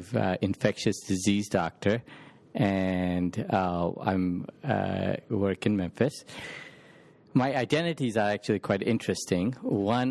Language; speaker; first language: English; non-native, local second language; Hindi